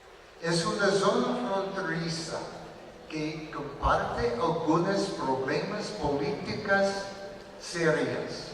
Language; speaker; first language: Spanish; non-native, learner; English